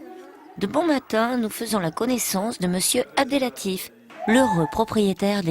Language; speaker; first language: French; native; French